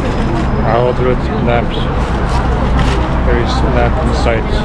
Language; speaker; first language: English; non-native, learner; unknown